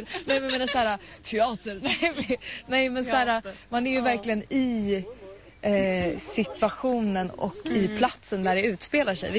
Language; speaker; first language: Swedish; native; Swedish